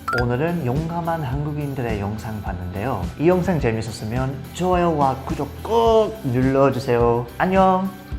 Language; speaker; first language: Korean; non-native, fluent; English